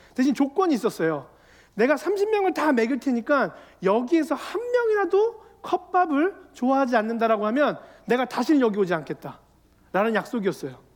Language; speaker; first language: Korean; native; Korean